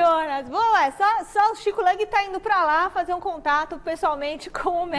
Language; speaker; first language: Portuguese; native; Portuguese